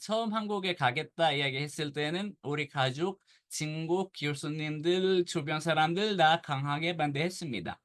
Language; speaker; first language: Korean; non-native, fluent; Arabic